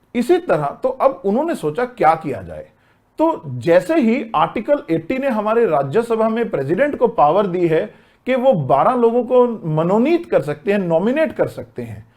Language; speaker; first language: Hindi; native; Hindi